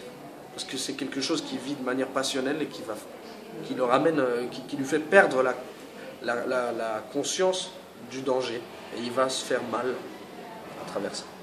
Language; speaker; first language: French; native; French